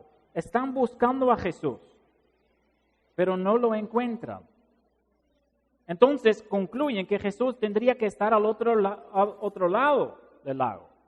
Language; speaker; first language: Spanish; non-native, fluent; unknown